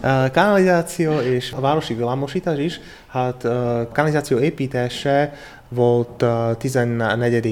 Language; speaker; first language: Hungarian; non-native, learner; Slovak